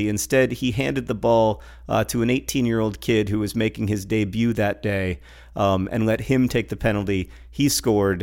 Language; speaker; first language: English; native; English